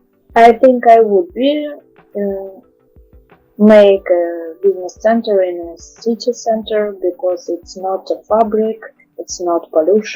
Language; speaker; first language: English; non-native, learner; Russian